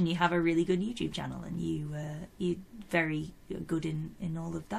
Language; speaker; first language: English; native; English